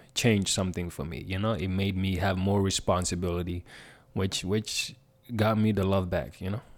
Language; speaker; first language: English; non-native, fluent; Swedish